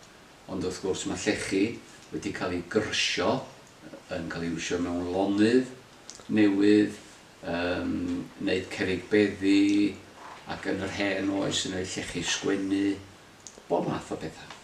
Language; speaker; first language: Welsh; native; Welsh